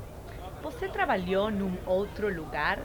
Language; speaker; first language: Portuguese; non-native, fluent; Spanish